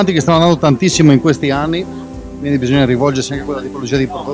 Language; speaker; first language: Italian; native; Italian